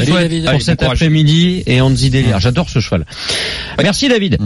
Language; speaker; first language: French; native; French